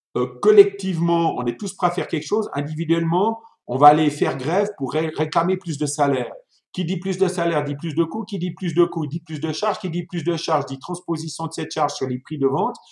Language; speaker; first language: French; early bilingual, other home language; Italian